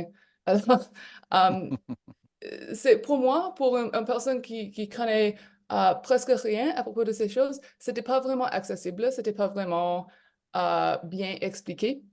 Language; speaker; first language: French; non-native, local second language; English